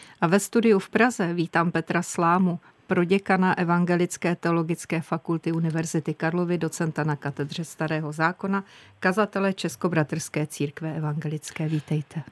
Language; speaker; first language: Czech; native; Czech